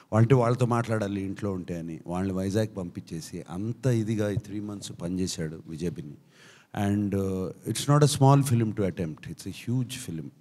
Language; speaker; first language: Telugu; native; Telugu